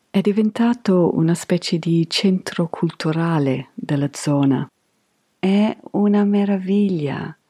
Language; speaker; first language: Italian; non-native, fluent; English